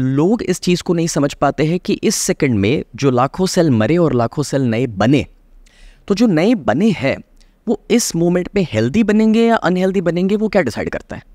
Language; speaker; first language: Hindi; native; Hindi